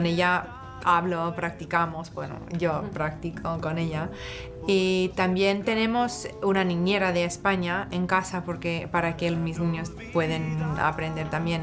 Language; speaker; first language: Spanish; non-native, fluent; English